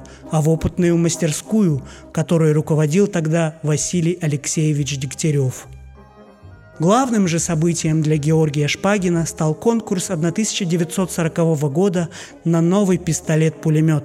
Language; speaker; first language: Russian; native; Russian